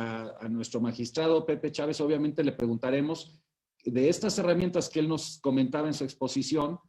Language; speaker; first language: Spanish; native; Spanish